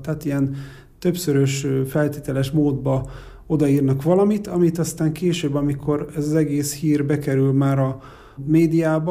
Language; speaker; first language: Hungarian; native; Hungarian